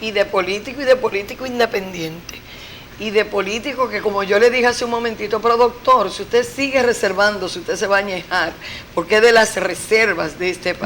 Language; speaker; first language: Spanish; native; Spanish